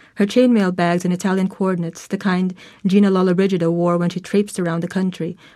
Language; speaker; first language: English; non-native, local second language; Filipino